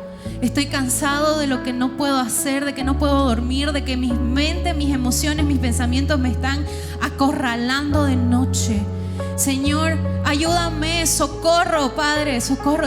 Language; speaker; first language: Spanish; native; Spanish